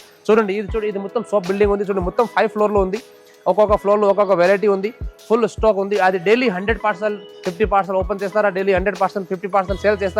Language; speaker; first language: Telugu; non-native, local second language; Urdu